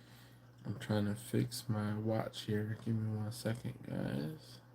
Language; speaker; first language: English; native; English